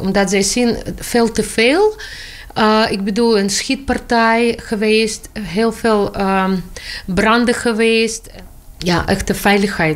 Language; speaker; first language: Dutch; non-native, local second language; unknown